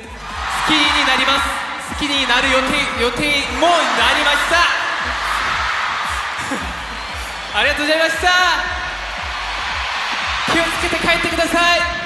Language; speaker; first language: Japanese; non-native, fluent; Korean